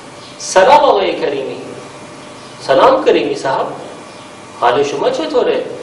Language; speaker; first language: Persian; non-native, fluent; Urdu